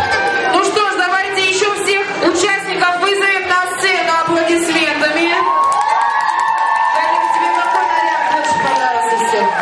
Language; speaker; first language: Russian; native; Russian